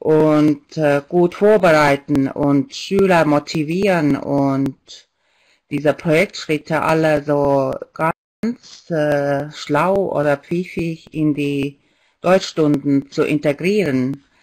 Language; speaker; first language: German; non-native, fluent; Estonian